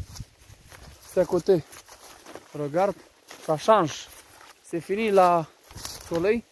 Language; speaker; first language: French; non-native, learner; Romanian